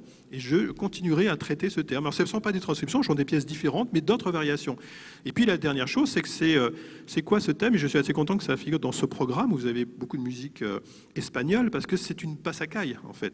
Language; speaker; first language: French; native; French